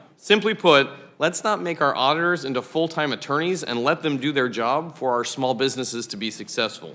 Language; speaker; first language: English; native; English